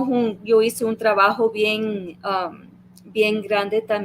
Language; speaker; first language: Spanish; early bilingual, heritage; Spanish